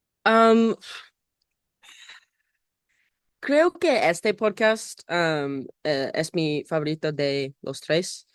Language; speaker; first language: Spanish; non-native, learner; English